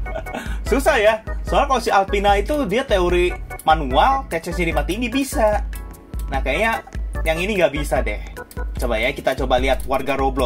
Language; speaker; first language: Indonesian; native; Indonesian